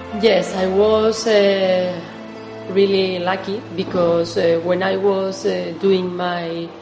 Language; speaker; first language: English; non-native, fluent; Spanish